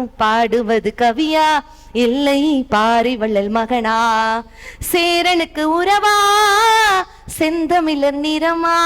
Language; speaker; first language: Tamil; native; Tamil